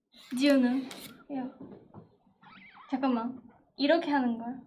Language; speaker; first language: Korean; non-native, fluent; Japanese